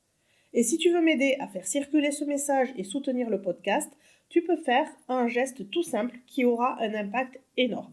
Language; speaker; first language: French; native; French